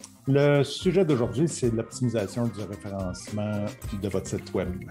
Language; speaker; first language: French; native; French